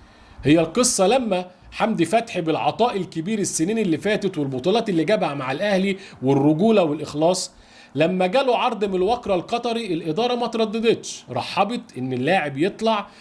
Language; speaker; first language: Arabic; native; Arabic